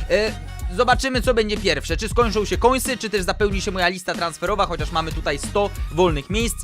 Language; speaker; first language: Polish; native; Polish